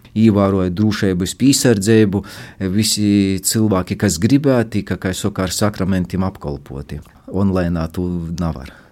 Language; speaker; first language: Latvian; native; Latvian